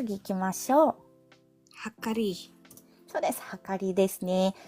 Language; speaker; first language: Japanese; non-native, fluent; Filipino